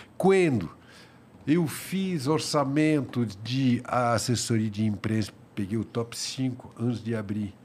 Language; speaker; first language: Portuguese; non-native, fluent; French